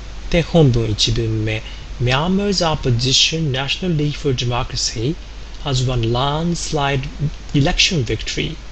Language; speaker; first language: English; non-native, fluent; Japanese